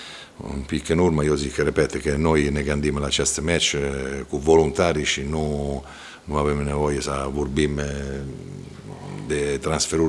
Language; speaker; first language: Romanian; non-native, fluent; Italian